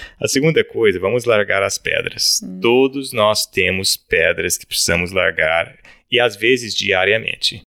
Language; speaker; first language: Portuguese; early bilingual, other home language; English